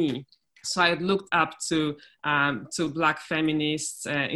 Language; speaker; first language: English; non-native, fluent; Polish